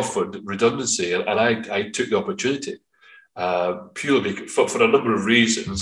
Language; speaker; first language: English; native; English